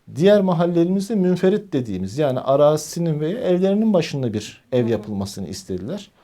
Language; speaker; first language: Turkish; native; Turkish